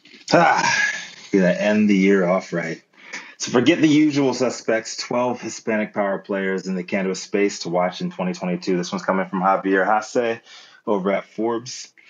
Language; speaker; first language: English; native; English